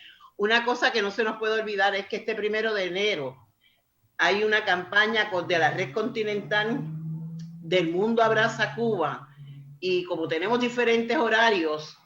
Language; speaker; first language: Spanish; native; Spanish